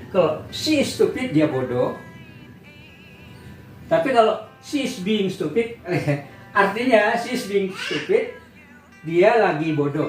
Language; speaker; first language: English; non-native, fluent; Indonesian